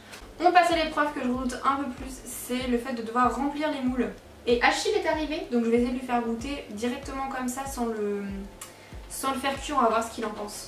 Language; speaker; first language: French; native; French